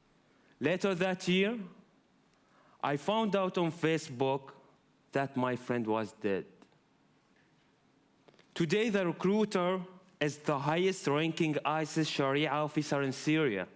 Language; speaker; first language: English; non-native, fluent; Arabic